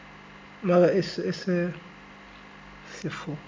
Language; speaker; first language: Dutch; non-native, learner; Arabic